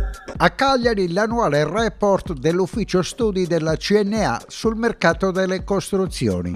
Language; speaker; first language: Italian; native; Italian